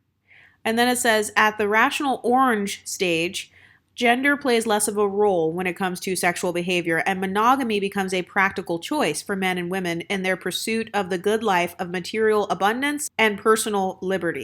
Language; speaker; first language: English; native; English